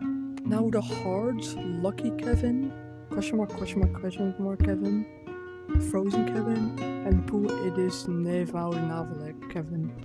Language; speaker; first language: English; non-native, fluent; Dutch